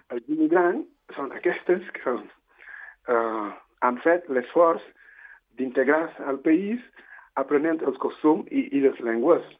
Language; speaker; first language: Catalan; non-native, fluent; Wolof